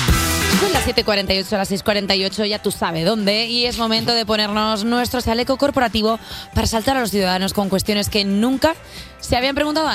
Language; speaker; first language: Spanish; native; Spanish